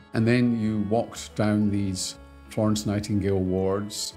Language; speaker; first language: English; native; English